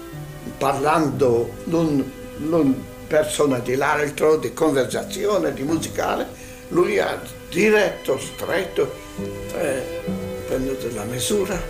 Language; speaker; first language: Italian; non-native, learner; Hungarian